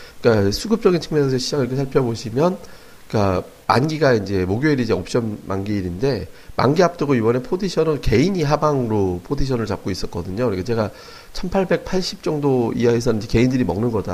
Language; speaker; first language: Korean; native; Korean